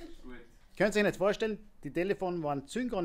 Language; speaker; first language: German; native; German